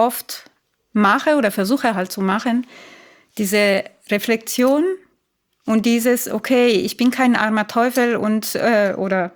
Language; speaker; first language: German; non-native, fluent; Italian